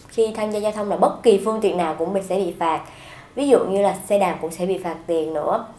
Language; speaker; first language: Vietnamese; native; Vietnamese